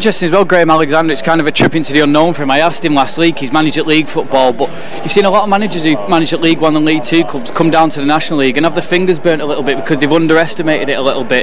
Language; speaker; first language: English; native; English